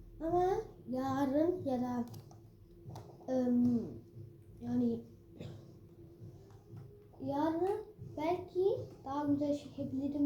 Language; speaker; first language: Turkish; early bilingual, heritage; Turkish